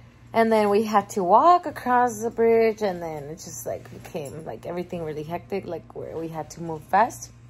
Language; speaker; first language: English; early bilingual, other home language; Spanish